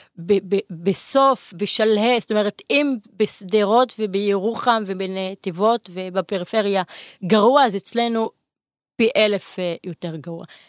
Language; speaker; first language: Hebrew; non-native, local second language; Arabic